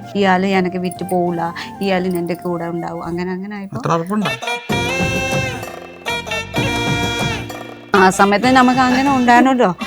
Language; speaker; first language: Malayalam; non-native, fluent; Nepali